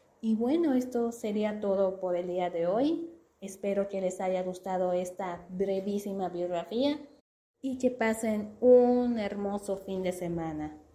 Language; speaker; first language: Spanish; native; Spanish